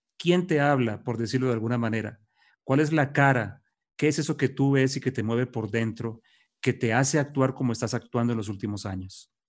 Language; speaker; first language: Spanish; native; Spanish